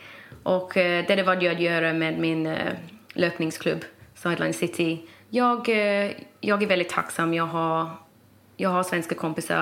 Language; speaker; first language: Swedish; non-native, fluent; English